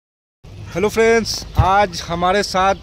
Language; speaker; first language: Hindi; native; Hindi